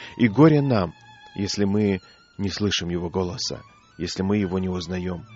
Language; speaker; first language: Russian; native; Russian